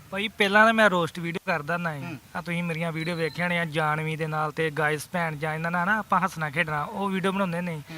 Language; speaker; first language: Punjabi; native; Punjabi